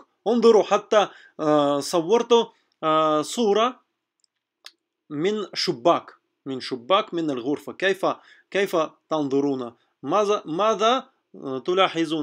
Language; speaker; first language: Arabic; non-native, fluent; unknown